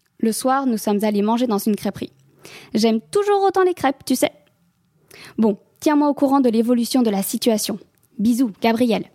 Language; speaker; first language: French; native; French